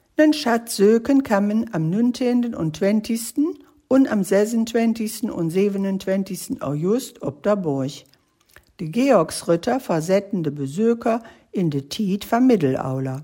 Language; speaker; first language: German; native; German